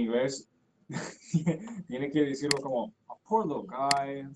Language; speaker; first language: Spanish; non-native, fluent; English